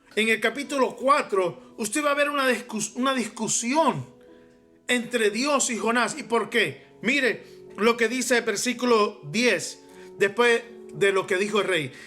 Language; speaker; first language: Spanish; native; Spanish